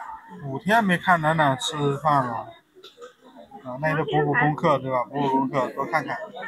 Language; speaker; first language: Chinese; native; Chinese